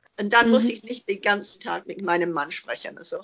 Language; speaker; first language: German; non-native, fluent; English